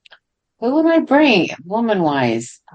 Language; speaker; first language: English; native; English